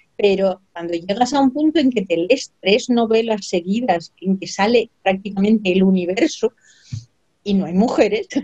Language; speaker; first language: Spanish; native; Spanish